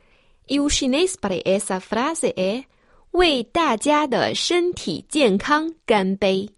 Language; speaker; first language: Portuguese; non-native, fluent; Chinese